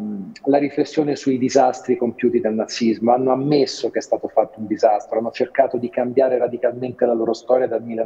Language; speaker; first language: Italian; native; Italian